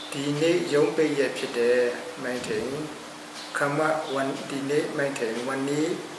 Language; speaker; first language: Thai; non-native, fluent; Burmese